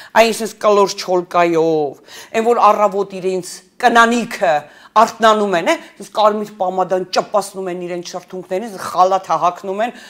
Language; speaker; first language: Armenian; early bilingual, heritage; Armenian